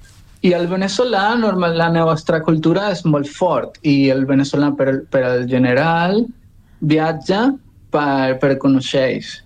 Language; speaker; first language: Catalan; non-native, learner; Spanish